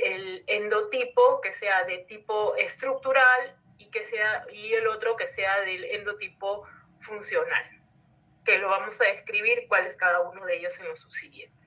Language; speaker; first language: Spanish; native; Spanish